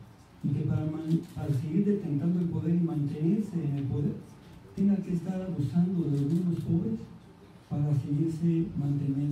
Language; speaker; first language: Spanish; native; Spanish